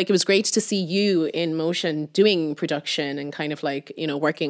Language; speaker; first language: English; native; English